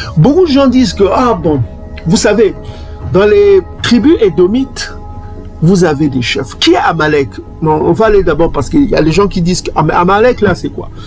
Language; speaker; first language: French; non-native, local second language; Kongo